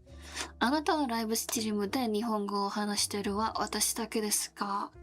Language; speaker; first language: Japanese; non-native, learner; Korean